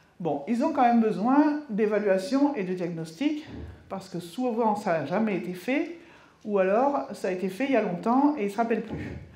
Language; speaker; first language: French; native; French